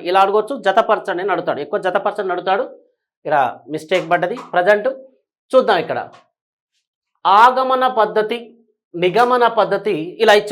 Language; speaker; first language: Telugu; native; Telugu